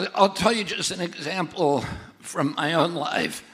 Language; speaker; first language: English; native; English